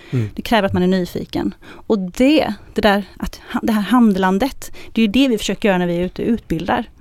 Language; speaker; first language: Swedish; early bilingual, other home language; Arabic